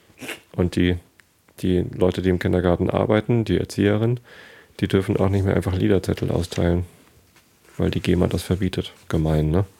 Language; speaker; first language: German; native; German